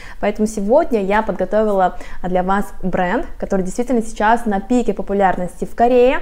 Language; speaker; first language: Russian; non-native, fluent; Korean